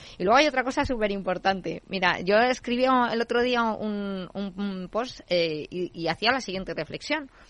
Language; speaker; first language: Spanish; native; Spanish